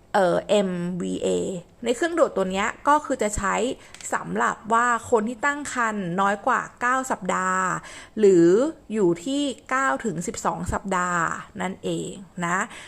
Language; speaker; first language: Thai; native; Thai